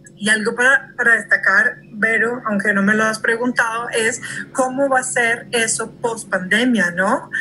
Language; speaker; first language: Spanish; early bilingual, heritage; Spanish